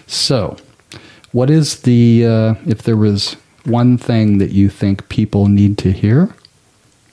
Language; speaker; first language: English; native; English